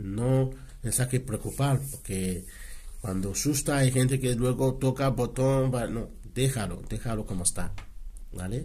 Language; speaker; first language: Spanish; non-native, learner; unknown